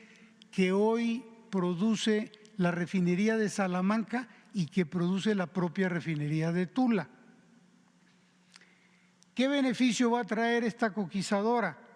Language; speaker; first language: Spanish; native; Spanish